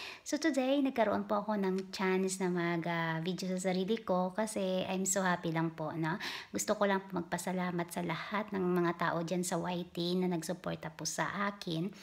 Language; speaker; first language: Filipino; non-native, local second language; Hiligaynon